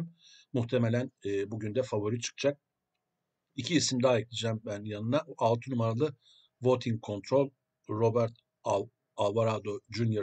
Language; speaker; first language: Turkish; native; Turkish